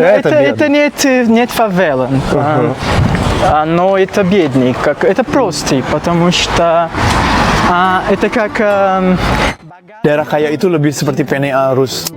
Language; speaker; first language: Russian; non-native, learner; Portuguese